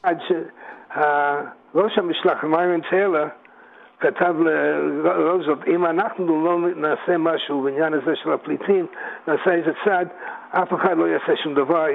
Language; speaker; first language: Hebrew; non-native, fluent; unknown